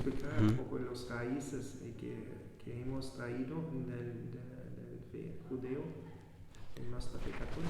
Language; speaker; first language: Spanish; non-native, fluent; German